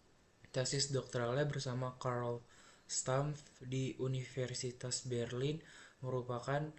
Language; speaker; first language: Indonesian; native; Indonesian